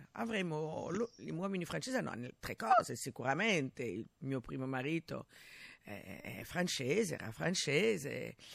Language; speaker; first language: Italian; non-native, fluent; French